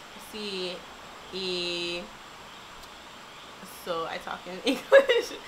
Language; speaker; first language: English; native; English